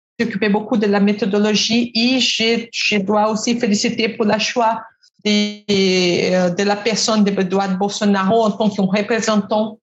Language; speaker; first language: French; non-native, fluent; Portuguese